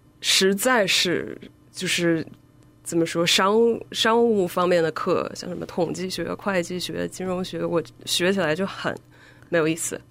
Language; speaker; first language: Chinese; native; Chinese